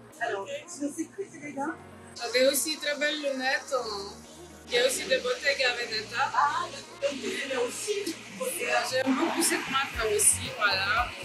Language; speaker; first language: French; non-native, learner; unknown